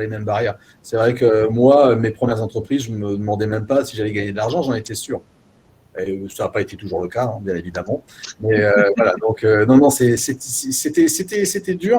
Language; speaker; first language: French; native; French